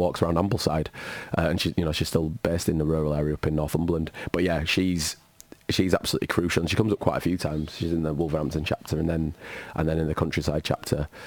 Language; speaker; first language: English; native; English